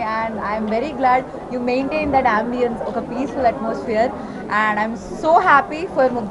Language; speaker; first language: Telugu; non-native, fluent; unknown